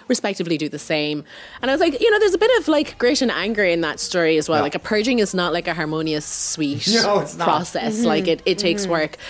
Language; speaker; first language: English; native; English